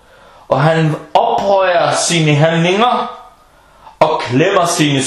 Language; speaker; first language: Danish; non-native, fluent; Arabic